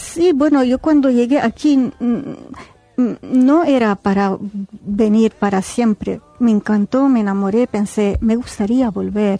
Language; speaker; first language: Spanish; non-native, fluent; Arabic